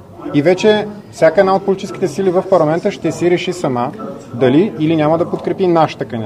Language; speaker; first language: Bulgarian; native; Bulgarian